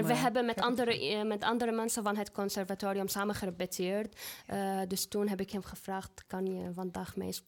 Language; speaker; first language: Dutch; non-native, learner; Arabic